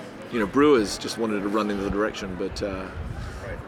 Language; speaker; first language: English; native; English